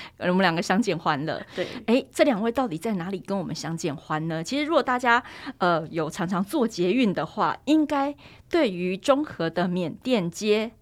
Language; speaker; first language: Chinese; native; Chinese